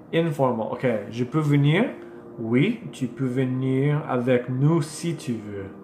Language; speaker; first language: French; non-native, learner; English